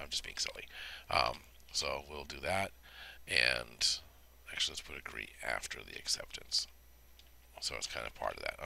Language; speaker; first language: English; native; English